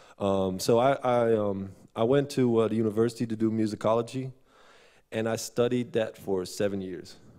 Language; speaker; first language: English; non-native, fluent; Dutch